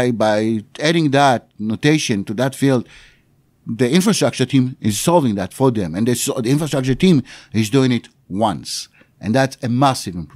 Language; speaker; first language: English; non-native, fluent; Hebrew